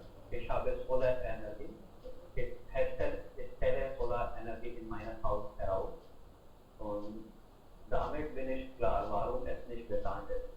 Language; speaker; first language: German; non-native, learner; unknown